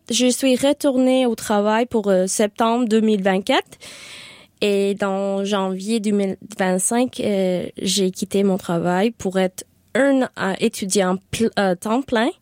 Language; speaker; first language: French; non-native, local second language; English